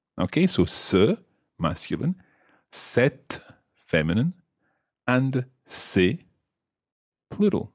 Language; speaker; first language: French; non-native, fluent; English